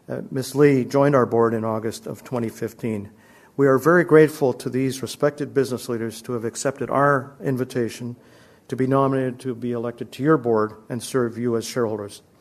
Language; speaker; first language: English; native; English